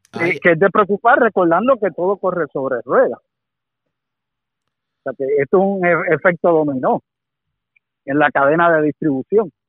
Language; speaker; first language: Spanish; native; Spanish